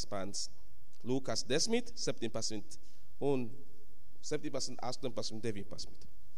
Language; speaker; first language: Latvian; non-native, fluent; English